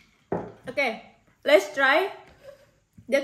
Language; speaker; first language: English; non-native, learner; Indonesian